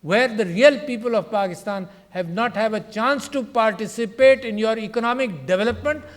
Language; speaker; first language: English; non-native, local second language; Urdu